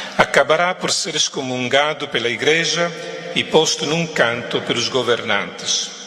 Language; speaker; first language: Portuguese; non-native, fluent; Italian